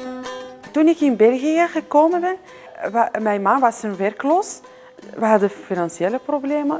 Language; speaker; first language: Dutch; non-native, fluent; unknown